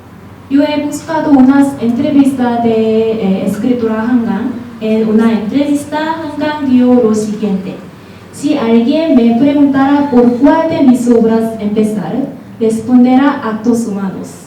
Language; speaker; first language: Spanish; non-native, learner; Korean